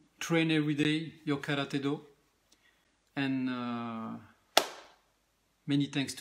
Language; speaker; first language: English; non-native, learner; French